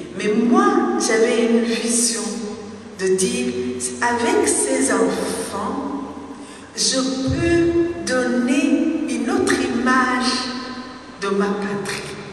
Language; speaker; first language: French; non-native, local second language; Rundi